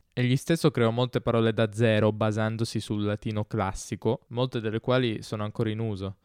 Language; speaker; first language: Italian; native; Italian